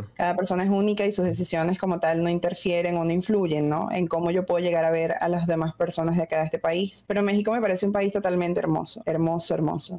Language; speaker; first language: Spanish; native; Spanish